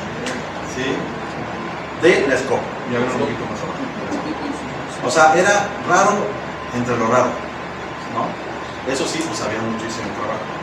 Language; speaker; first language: Spanish; native; Spanish